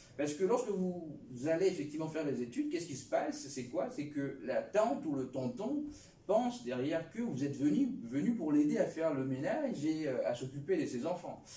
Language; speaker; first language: French; non-native, local second language; Lingala